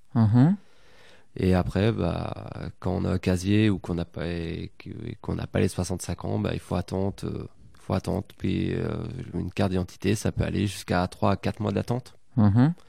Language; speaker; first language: French; native; French